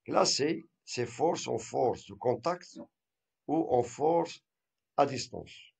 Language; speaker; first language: French; non-native, local second language; Arabic